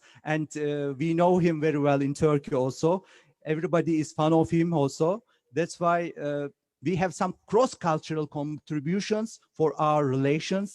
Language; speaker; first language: English; non-native, fluent; Turkish